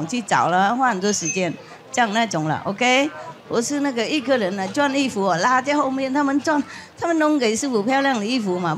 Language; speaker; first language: Chinese; non-native, fluent; Vietnamese